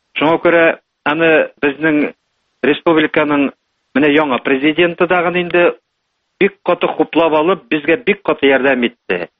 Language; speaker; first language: Tatar; native; Tatar